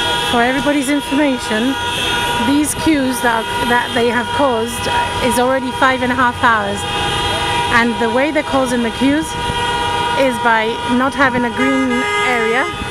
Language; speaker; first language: English; early bilingual, other home language; Spanish